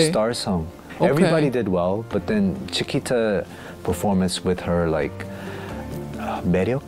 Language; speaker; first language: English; non-native, fluent; Korean